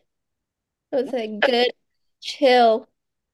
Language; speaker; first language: English; early bilingual, other home language; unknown